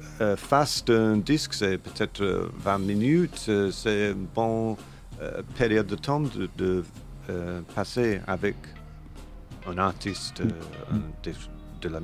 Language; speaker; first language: French; non-native, learner; English